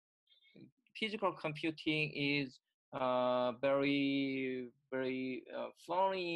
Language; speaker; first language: English; non-native, learner; Korean